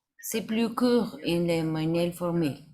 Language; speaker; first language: French; non-native, learner; Spanish